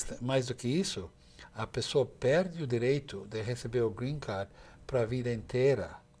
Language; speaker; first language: Portuguese; non-native, fluent; English